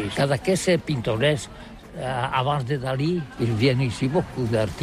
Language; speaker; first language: French; non-native, learner; Catalan